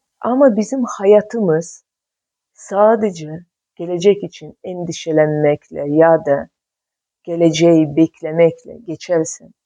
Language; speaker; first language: Turkish; non-native, fluent; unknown